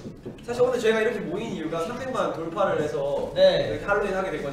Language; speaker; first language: Korean; native; Korean